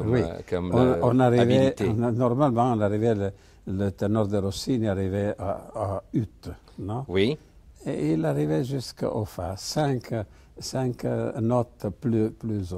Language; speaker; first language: French; non-native, fluent; Italian